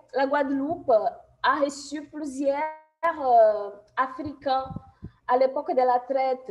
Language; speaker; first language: French; non-native, fluent; Portuguese